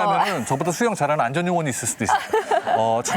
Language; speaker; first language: Korean; native; Korean